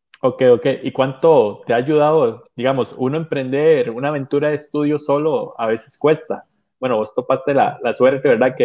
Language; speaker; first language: Spanish; native; Spanish